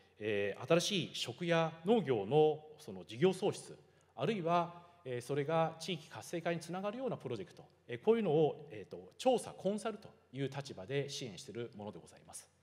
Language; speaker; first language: Japanese; native; Japanese